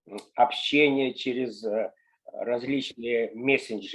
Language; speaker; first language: Russian; native; Russian